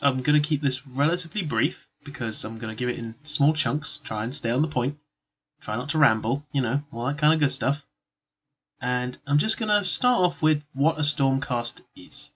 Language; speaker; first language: English; native; English